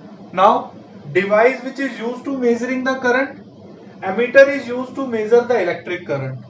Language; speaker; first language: English; non-native, local second language; Hindi